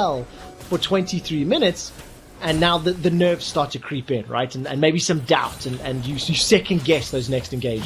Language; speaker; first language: English; native; English